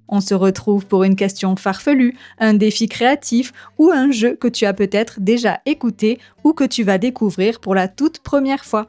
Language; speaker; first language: French; native; French